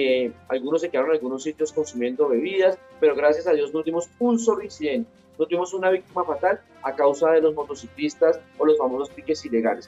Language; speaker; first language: Spanish; native; Spanish